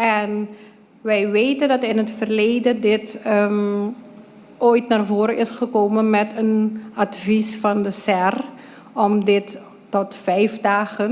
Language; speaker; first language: Dutch; non-native, local second language; Papiamento